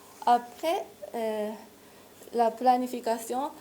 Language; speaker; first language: French; non-native, fluent; Japanese